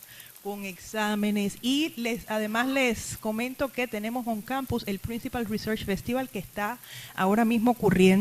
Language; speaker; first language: Spanish; native; Spanish